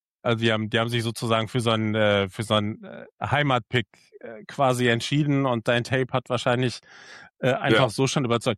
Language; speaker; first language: German; native; German